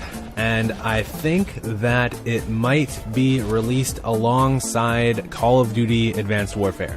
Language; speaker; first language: English; native; English